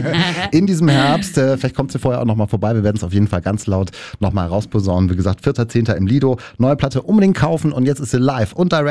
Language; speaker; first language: German; native; German